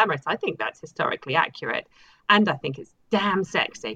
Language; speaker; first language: English; native; English